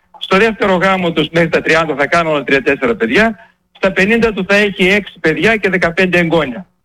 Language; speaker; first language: Greek; native; Greek